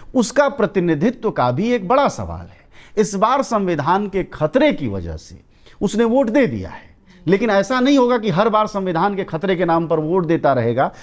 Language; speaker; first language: Hindi; native; Hindi